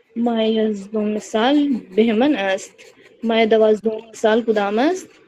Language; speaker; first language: Persian; non-native, learner; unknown